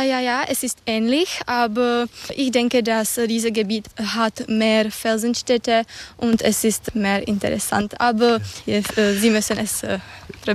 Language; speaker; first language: German; non-native, learner; Czech